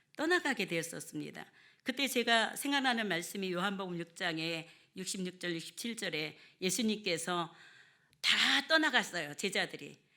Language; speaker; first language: Korean; native; Korean